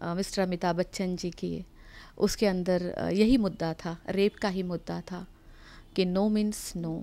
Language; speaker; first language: Hindi; non-native, local second language; Marathi